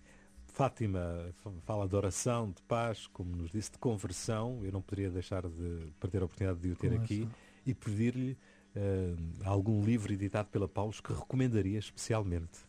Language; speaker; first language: Portuguese; native; Portuguese